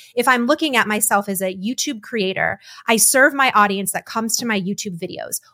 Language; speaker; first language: English; native; English